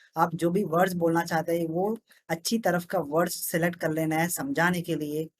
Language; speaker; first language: Hindi; non-native, local second language; Telugu